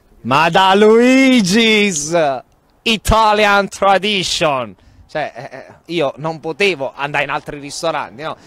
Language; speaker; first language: Italian; native; Italian